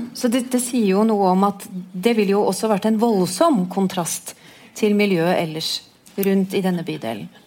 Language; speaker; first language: Norwegian; native; Norwegian